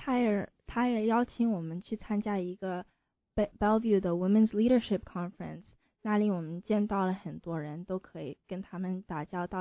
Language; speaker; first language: Chinese; early bilingual, heritage; Chinese